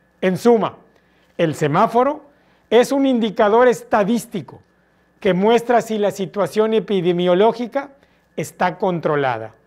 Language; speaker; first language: Spanish; native; Spanish